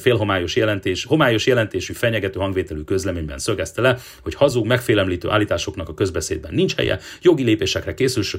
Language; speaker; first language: Hungarian; native; Hungarian